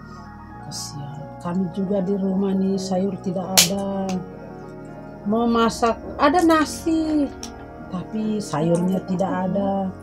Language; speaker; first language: Indonesian; non-native, local second language; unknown